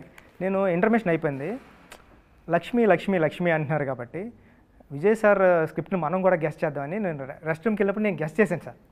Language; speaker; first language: Telugu; native; Telugu